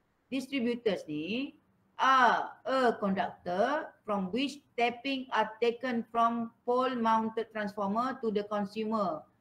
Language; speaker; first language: English; non-native, local second language; Malay